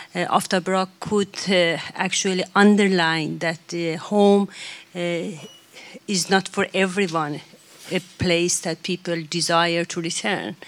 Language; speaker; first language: English; non-native, fluent; Persian